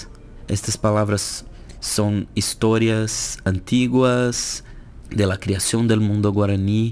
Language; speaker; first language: Spanish; non-native, fluent; Portuguese